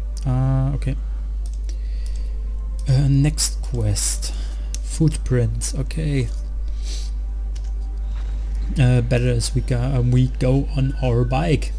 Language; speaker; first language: English; non-native, learner; German